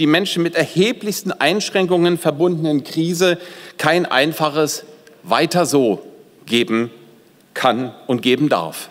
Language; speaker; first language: German; native; German